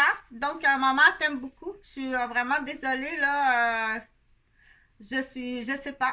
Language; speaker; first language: French; native; French